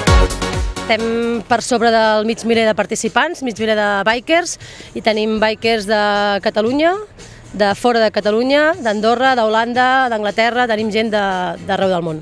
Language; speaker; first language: Catalan; native; Catalan